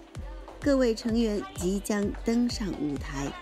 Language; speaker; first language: Chinese; native; Chinese